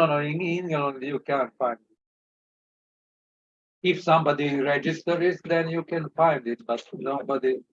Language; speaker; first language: English; non-native, learner; Serbian